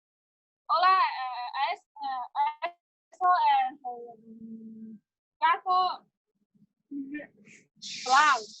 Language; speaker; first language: Spanish; non-native, learner; Chinese